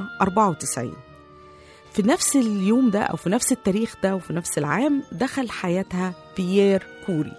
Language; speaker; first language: Arabic; native; Arabic